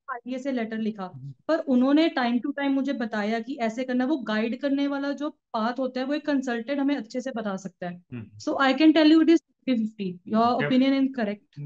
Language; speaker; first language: Hindi; native; Hindi